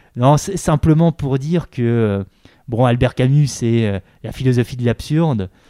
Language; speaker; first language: French; native; French